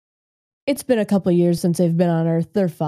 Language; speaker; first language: English; native; English